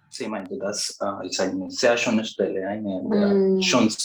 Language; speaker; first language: German; non-native, fluent; Spanish